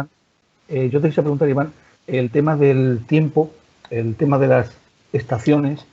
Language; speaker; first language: Spanish; native; Spanish